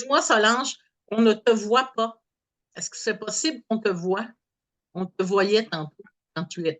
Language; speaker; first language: French; native; French